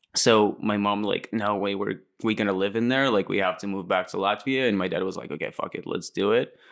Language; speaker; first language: English; non-native, fluent; Latvian